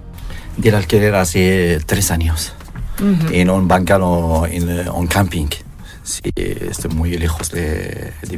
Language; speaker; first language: Spanish; non-native, learner; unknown